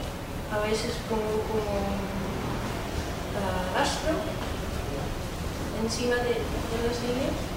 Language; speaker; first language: Spanish; non-native, fluent; Dutch